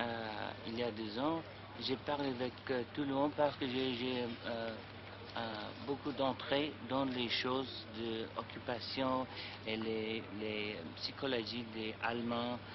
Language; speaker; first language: French; non-native, learner; English